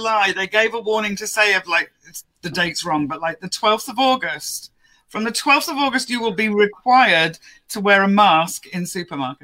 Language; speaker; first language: English; native; English